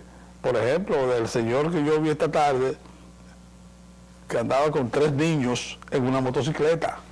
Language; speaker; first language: Spanish; native; Spanish